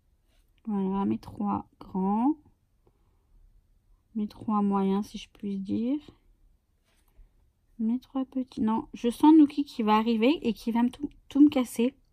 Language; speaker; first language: French; native; French